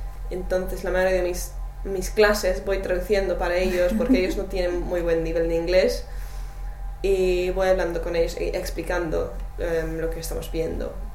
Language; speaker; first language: Spanish; non-native, fluent; English